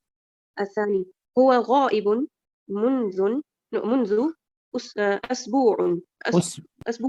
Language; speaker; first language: Arabic; non-native, learner; Urdu